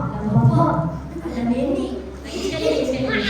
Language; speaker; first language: Malay; native; Malay